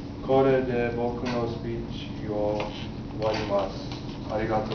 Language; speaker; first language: Japanese; non-native, learner; English